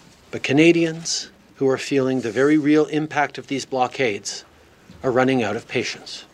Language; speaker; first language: English; early bilingual, other home language; French